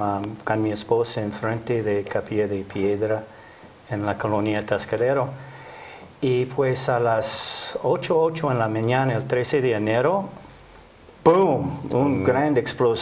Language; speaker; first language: Spanish; non-native, fluent; English